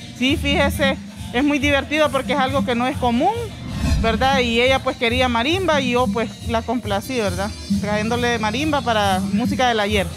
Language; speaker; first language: Spanish; native; Spanish